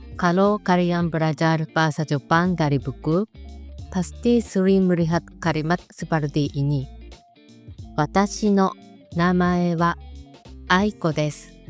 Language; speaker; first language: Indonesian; non-native, fluent; Japanese